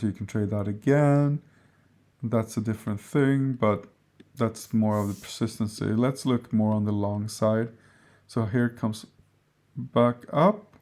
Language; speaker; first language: English; non-native, fluent; Swedish